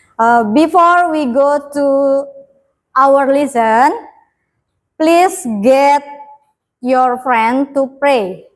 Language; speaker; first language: English; non-native, learner; Indonesian